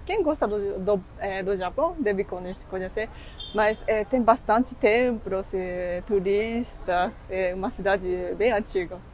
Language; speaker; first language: Portuguese; non-native, fluent; Japanese